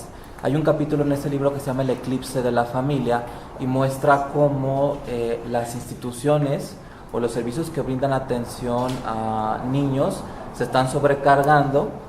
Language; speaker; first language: Spanish; native; Spanish